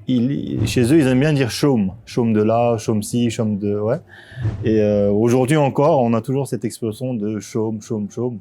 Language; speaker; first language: French; native; French